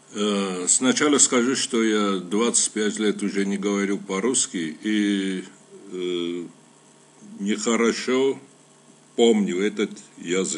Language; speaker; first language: Russian; non-native, local second language; Armenian